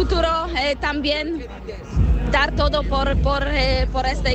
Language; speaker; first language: Spanish; non-native, learner; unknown